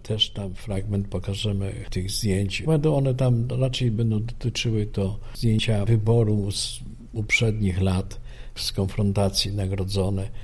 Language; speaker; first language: Polish; native; Polish